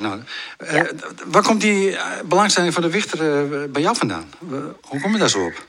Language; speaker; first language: Dutch; non-native, local second language; Western Frisian